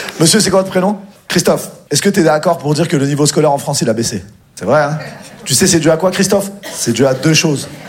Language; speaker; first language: French; native; French